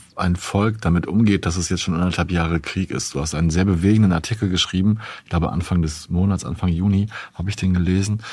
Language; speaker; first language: German; non-native, fluent; Ukrainian